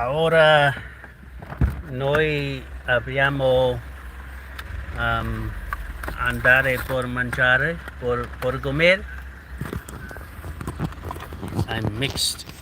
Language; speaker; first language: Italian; non-native, learner; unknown